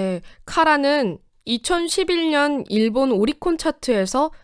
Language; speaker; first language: Korean; native; Korean